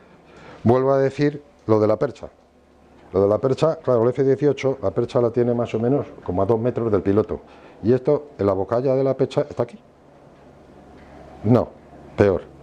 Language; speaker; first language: Spanish; native; Spanish